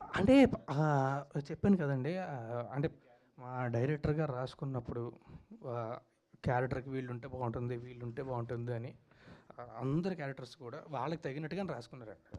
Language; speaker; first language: Telugu; native; Telugu